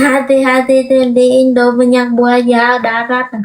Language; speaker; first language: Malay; non-native, learner; Vietnamese